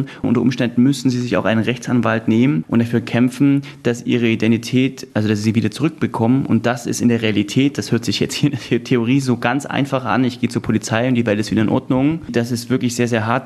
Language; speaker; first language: German; native; German